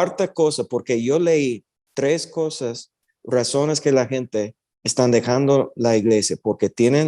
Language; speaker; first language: Spanish; early bilingual, heritage; Spanish